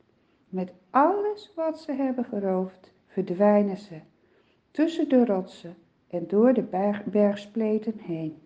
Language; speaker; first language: Dutch; native; Dutch